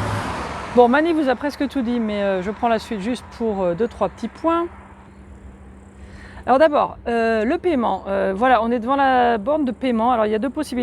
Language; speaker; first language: French; native; French